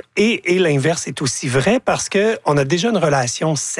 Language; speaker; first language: French; native; French